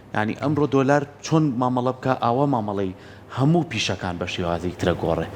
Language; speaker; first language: Central Kurdish; native; Central Kurdish